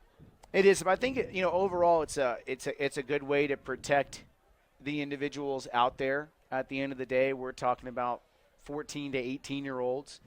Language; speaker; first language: English; native; English